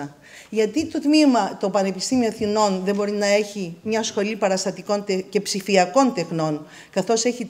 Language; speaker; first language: Greek; native; Greek